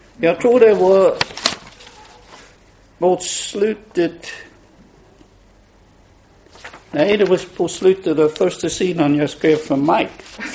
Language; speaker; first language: Swedish; non-native, fluent; English